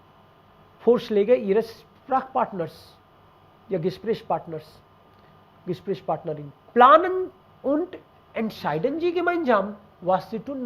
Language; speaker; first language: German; non-native, fluent; Hindi